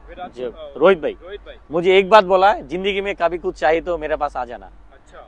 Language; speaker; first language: Hindi; non-native, learner; Bangla